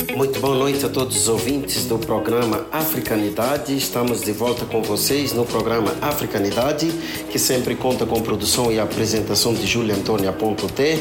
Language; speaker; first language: Portuguese; non-native, local second language; Upper Guinea Crioulo